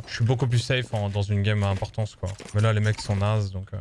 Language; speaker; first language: French; native; French